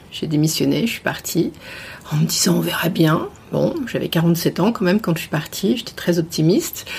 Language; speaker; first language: French; native; French